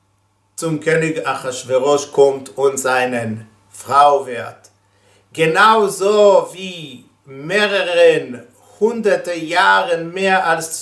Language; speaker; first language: German; non-native, fluent; Hebrew